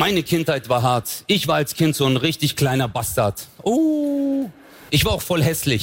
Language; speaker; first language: German; early bilingual, other home language; Turkish